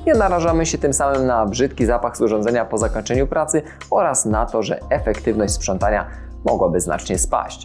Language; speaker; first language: Polish; native; Polish